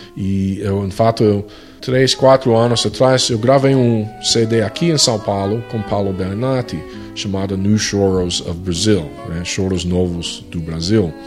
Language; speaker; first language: Portuguese; non-native, fluent; English